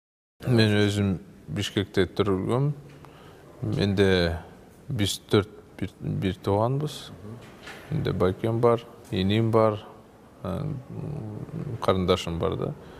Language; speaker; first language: Kyrgyz; non-native, local second language; Russian